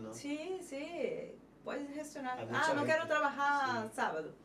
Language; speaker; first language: Spanish; non-native, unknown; Portuguese